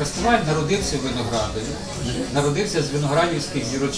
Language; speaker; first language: Ukrainian; native; Ukrainian